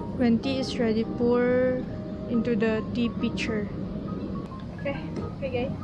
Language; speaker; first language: English; non-native, local second language; Filipino